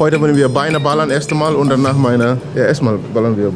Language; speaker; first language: German; non-native, learner; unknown